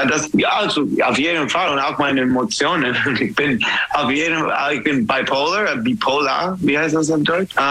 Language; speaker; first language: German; non-native, learner; English